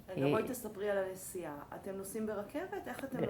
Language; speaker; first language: Hebrew; native; Hebrew